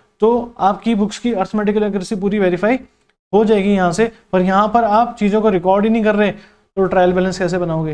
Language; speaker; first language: Hindi; native; Hindi